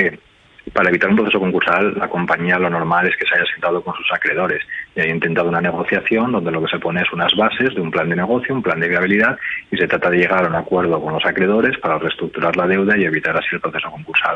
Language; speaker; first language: Spanish; native; Spanish